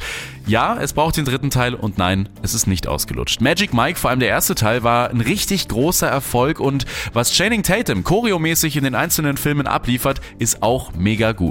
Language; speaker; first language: German; native; German